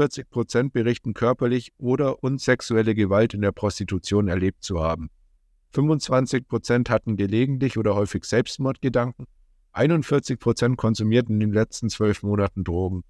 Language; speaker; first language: German; native; German